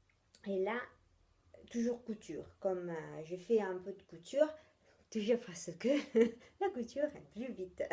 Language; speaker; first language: French; non-native, fluent; Italian